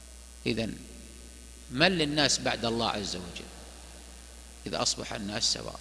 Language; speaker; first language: Arabic; native; Arabic